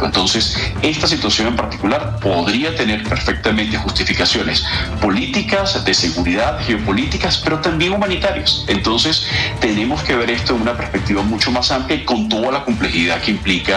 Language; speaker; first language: Spanish; native; Spanish